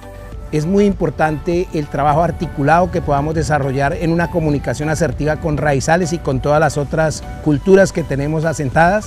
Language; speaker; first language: Spanish; native; Spanish